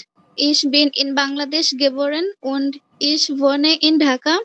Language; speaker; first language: German; non-native, learner; Bangla